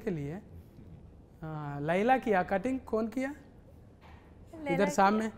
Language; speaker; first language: Hindi; non-native, local second language; Telugu